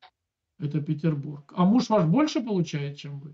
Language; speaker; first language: Russian; native; Russian